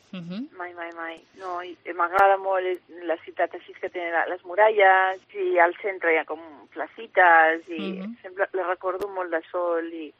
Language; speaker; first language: Catalan; early bilingual, heritage; English